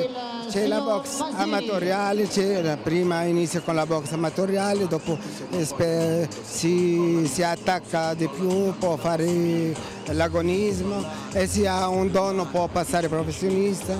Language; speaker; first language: Italian; non-native, fluent; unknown